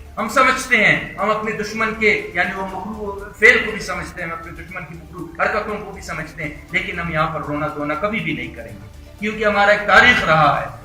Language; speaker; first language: Urdu; non-native, local second language; Baluchi